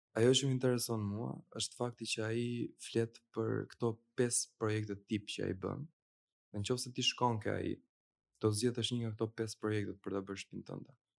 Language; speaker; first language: Albanian; native; Albanian